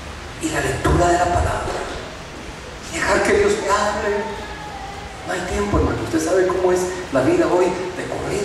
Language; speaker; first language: Spanish; native; Spanish